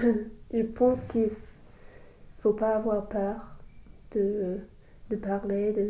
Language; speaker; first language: French; non-native, fluent; English